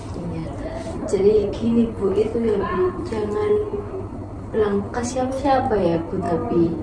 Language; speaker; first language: Indonesian; native; Indonesian